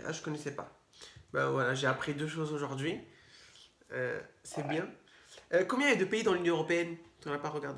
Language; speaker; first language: French; native; French